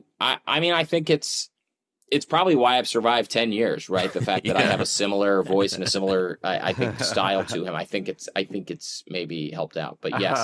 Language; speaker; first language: English; native; English